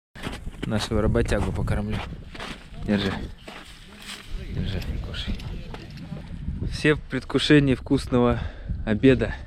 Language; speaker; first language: Russian; native; Russian